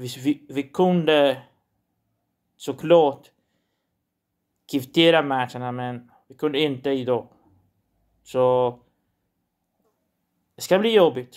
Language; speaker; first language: Swedish; non-native, learner; Portuguese